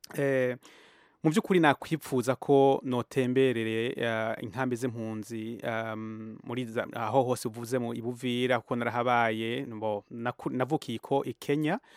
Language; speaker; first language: Rundi; early bilingual, heritage; Rundi